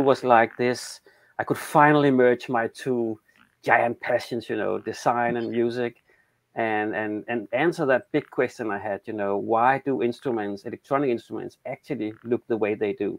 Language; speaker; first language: English; non-native, fluent; Danish